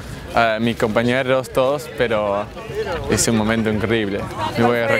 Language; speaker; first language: Spanish; non-native, fluent; English